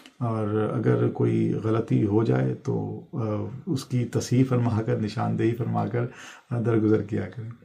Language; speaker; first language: Urdu; non-native, local second language; Punjabi